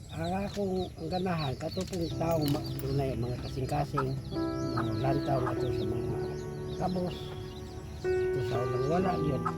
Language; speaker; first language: Cebuano; non-native, local second language; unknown